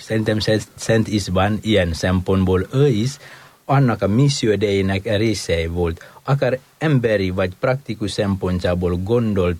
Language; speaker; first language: Hungarian; non-native, fluent; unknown